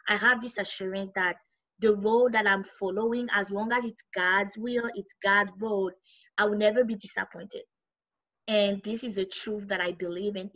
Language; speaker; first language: English; non-native, fluent; French